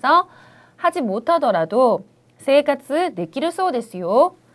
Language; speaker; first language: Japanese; non-native, fluent; Korean